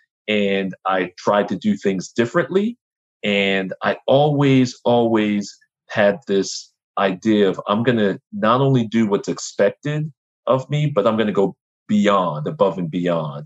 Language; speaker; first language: English; native; English